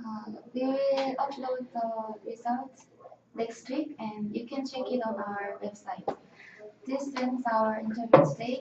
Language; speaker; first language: English; non-native, learner; Korean